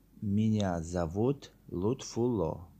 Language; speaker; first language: Russian; non-native, learner; Tajik